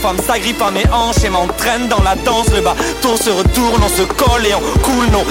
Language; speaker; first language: French; native; French